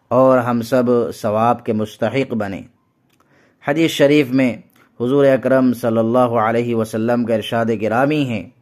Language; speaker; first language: Urdu; native; Urdu